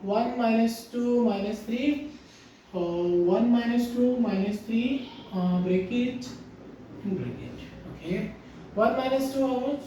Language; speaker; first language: English; non-native, local second language; Hindi